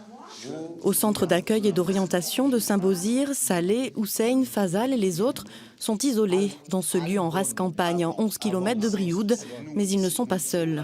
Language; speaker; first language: French; native; French